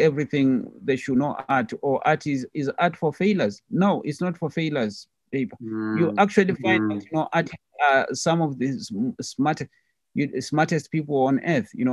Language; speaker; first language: English; non-native, local second language; Tswana